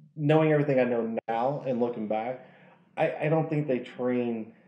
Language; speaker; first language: English; native; English